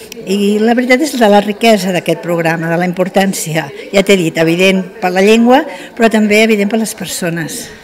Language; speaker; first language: Catalan; native; Catalan